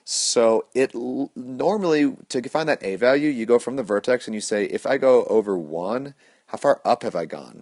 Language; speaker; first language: English; native; English